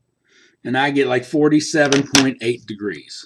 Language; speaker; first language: English; native; English